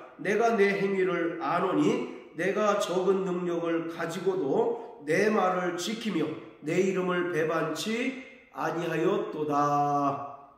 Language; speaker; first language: Korean; native; Korean